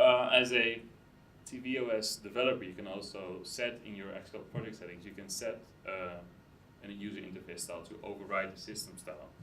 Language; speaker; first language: English; non-native, fluent; Dutch